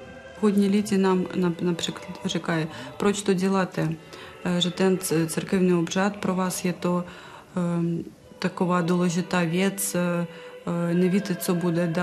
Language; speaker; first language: Czech; non-native, fluent; Russian